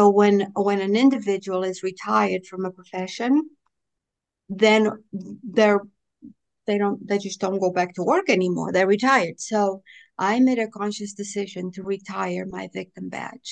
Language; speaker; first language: English; non-native, fluent; Portuguese